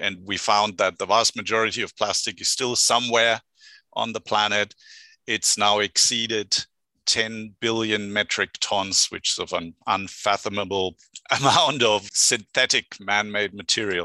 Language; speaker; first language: English; non-native, fluent; German